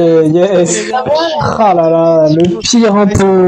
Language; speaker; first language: French; native; French